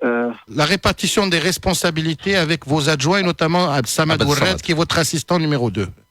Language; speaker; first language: French; native; French